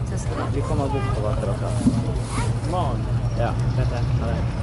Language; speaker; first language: Norwegian; native; Norwegian